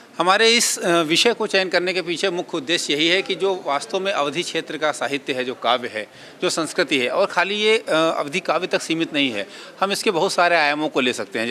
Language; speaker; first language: Hindi; native; Hindi